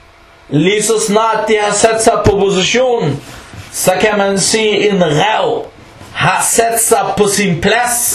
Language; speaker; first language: Danish; early bilingual, other home language; Arabic